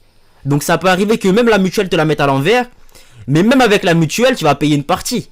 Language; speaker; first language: French; native; French